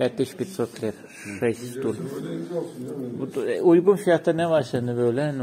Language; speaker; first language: Turkish; non-native, fluent; Russian